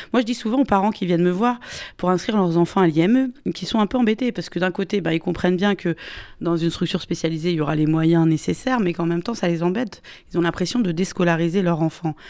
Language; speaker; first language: French; native; French